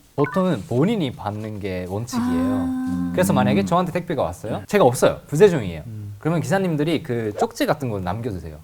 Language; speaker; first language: Korean; non-native, fluent; Japanese